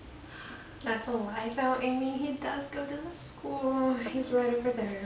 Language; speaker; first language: English; native; English